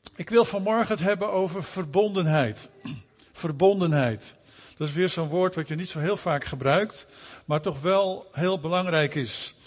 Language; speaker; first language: Dutch; native; Dutch